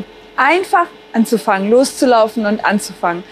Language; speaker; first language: German; native; German